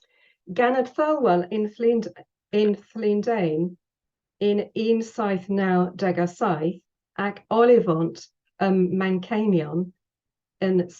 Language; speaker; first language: Welsh; non-native, learner; English